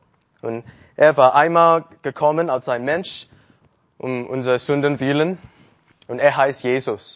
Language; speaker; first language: German; non-native, learner; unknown